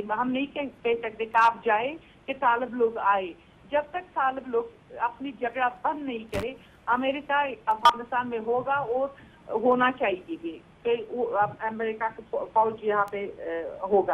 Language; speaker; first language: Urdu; non-native, fluent; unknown